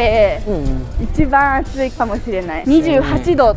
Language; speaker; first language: Japanese; native; Japanese